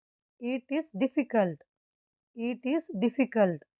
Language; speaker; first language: English; non-native, local second language; Tamil